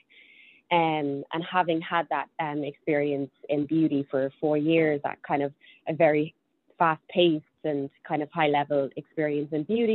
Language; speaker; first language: English; native; English